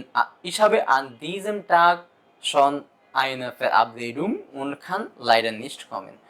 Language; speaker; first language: German; non-native, fluent; Bangla